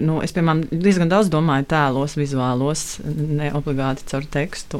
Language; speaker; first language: Latvian; native; Latvian